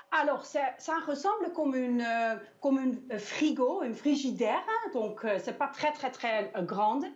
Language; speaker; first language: French; non-native, fluent; Dutch